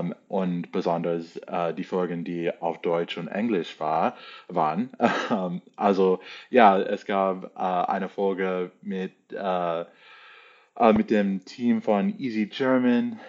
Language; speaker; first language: German; non-native, learner; English